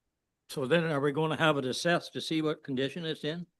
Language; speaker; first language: English; native; English